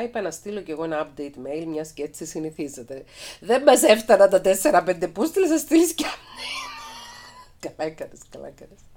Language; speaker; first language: Greek; native; Greek